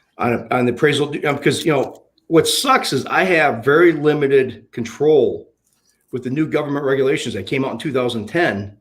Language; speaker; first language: English; native; English